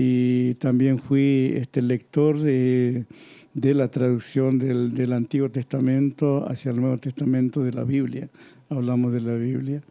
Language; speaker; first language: Spanish; non-native, local second language; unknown